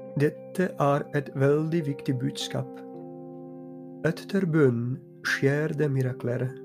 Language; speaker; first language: Norwegian; non-native, fluent; Polish